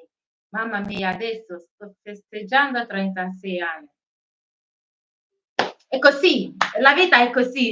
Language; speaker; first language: Italian; non-native, learner; Igbo